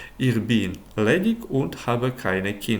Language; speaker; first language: German; non-native, fluent; Ukrainian